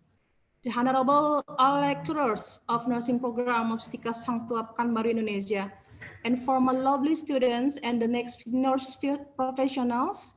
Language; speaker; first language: English; non-native, learner; Indonesian